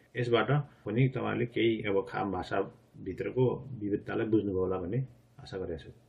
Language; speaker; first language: Nepali; non-native, local second language; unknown